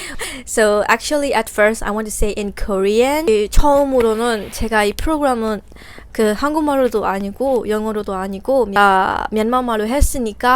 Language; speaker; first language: Korean; non-native, fluent; Burmese